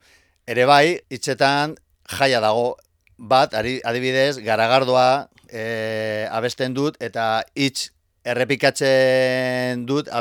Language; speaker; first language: Basque; non-native, local second language; Spanish